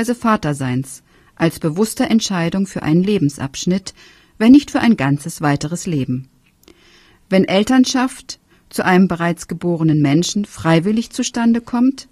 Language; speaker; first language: German; native; German